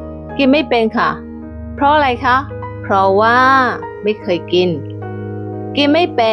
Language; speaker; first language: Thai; non-native, fluent; Burmese